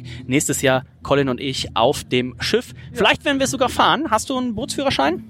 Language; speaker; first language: German; native; German